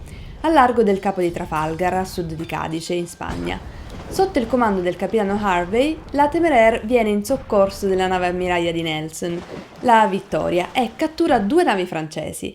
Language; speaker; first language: Italian; native; Italian